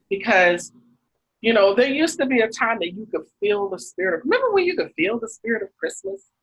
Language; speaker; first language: English; native; English